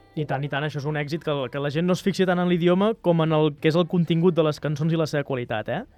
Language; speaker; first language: Catalan; native; Catalan